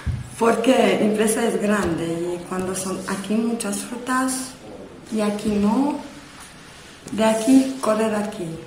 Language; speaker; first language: Spanish; non-native, learner; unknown